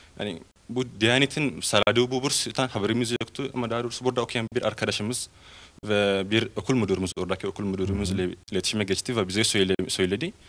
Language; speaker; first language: Turkish; non-native, fluent; Oromo